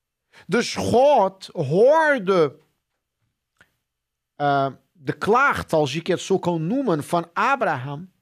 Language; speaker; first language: Dutch; non-native, fluent; Portuguese